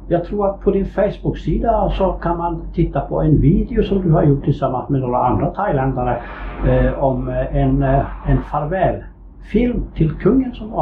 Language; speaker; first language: Swedish; native; Swedish